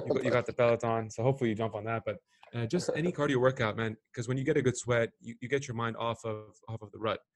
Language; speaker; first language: English; non-native, fluent; Arabic